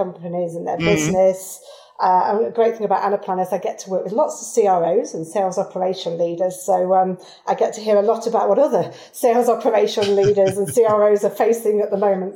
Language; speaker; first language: English; native; English